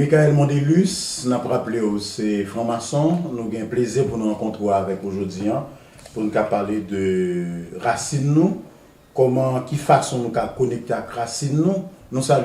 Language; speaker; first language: Haitian Creole; native; Haitian Creole